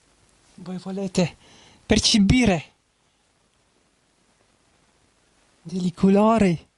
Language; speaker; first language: Italian; non-native, learner; German